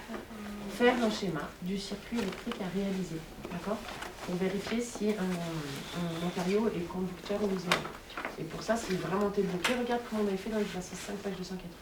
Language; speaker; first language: French; native; French